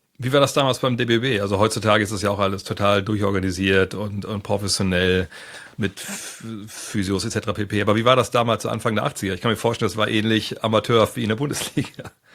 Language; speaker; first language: German; native; German